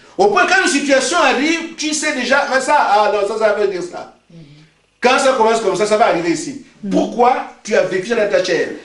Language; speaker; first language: French; non-native, local second language; Basaa